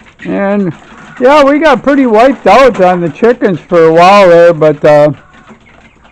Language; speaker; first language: English; native; English